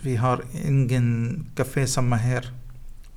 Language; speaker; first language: Swedish; non-native, learner; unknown